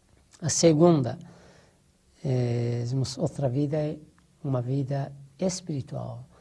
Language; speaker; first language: Portuguese; non-native, fluent; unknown